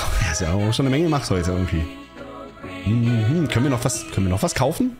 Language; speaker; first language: German; native; German